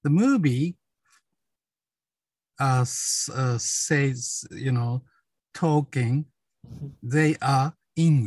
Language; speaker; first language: English; non-native, learner; Japanese